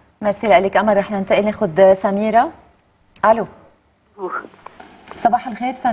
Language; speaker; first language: Arabic; native; Arabic